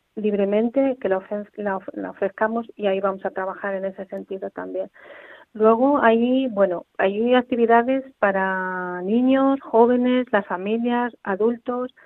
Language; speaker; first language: Spanish; native; Spanish